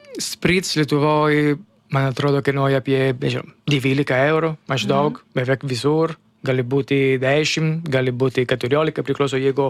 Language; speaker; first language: Lithuanian; non-native, learner; Italian